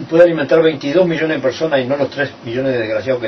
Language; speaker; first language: Spanish; native; Spanish